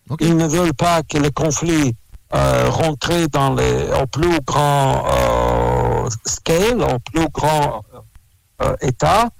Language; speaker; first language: French; non-native, learner; Russian